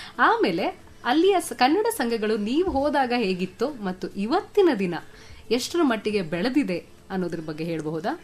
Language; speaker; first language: Kannada; native; Kannada